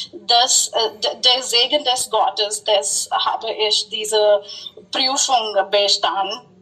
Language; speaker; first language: German; non-native, fluent; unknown